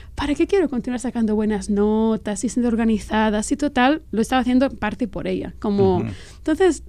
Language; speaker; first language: Spanish; non-native, local second language; Catalan